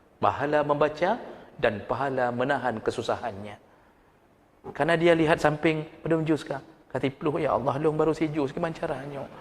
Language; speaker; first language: Malay; non-native, local second language; Achinese